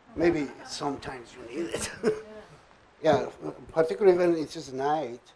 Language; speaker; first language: English; non-native, fluent; Persian